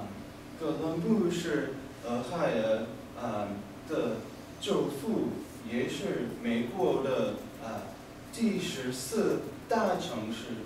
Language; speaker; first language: Chinese; non-native, learner; English